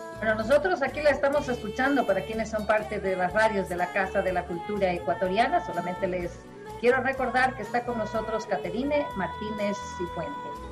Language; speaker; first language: Spanish; native; Spanish